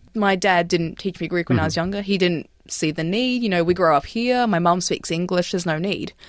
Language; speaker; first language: English; native; English